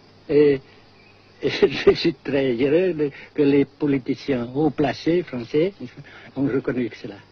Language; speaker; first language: French; non-native, fluent; Vietnamese